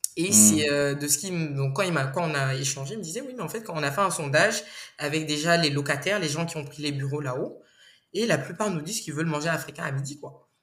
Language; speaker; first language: French; non-native, local second language; Bambara